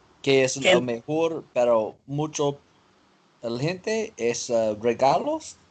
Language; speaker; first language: Spanish; non-native, learner; English